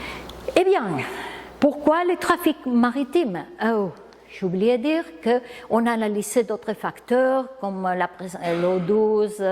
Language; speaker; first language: French; non-native, fluent; Spanish